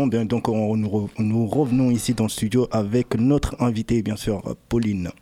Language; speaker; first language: French; native; French